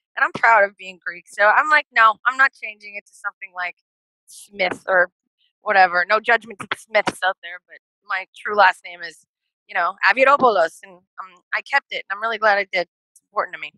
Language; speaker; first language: English; native; English